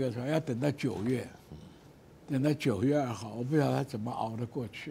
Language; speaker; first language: Chinese; native; Chinese